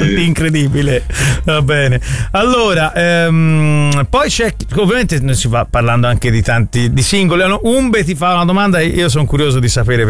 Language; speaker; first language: Italian; native; Italian